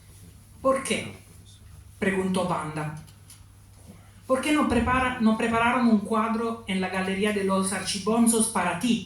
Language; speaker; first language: Spanish; non-native, learner; Italian